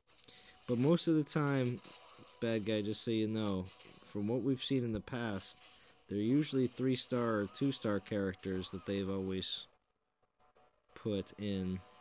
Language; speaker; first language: English; native; English